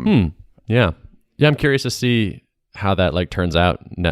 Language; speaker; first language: English; native; English